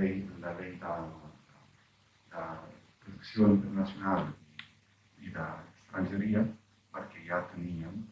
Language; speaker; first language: Catalan; non-native, fluent; Arabic